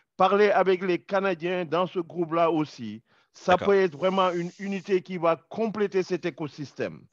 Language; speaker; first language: French; non-native, local second language; Wolof